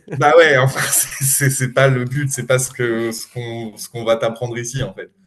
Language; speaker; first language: French; native; French